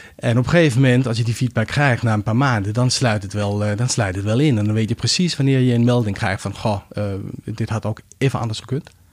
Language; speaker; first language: Dutch; non-native, fluent; Danish